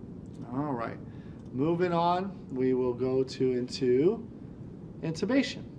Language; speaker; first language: English; native; English